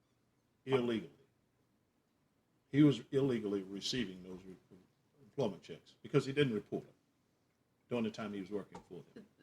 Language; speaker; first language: English; native; English